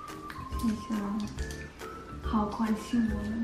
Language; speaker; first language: Chinese; non-native, fluent; Russian